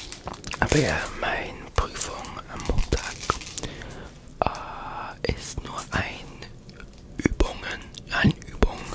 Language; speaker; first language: German; non-native, learner; English